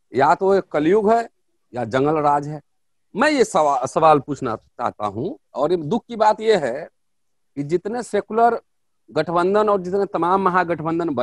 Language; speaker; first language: Hindi; native; Hindi